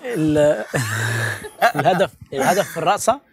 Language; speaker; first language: Arabic; native; Arabic